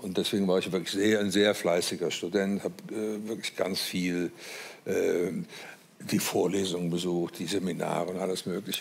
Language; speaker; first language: German; native; German